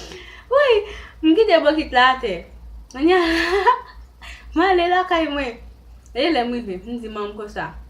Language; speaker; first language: French; non-native, learner; Haitian Creole